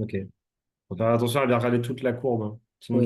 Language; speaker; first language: French; native; French